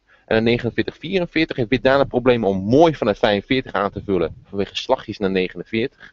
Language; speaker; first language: Dutch; native; Dutch